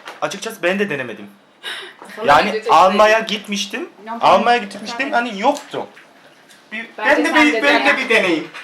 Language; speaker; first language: Turkish; non-native, fluent; Korean